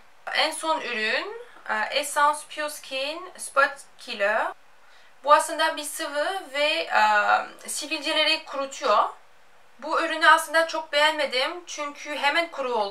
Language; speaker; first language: Turkish; non-native, fluent; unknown